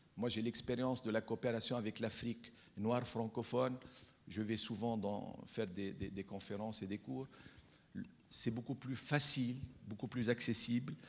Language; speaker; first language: French; non-native, local second language; Arabic